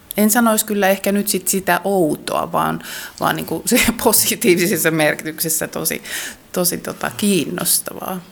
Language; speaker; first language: Finnish; native; Finnish